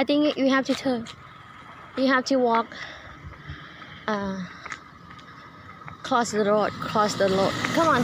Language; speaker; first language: English; non-native, learner; Thai